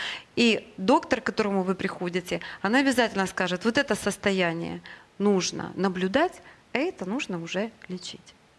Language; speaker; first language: Russian; native; Russian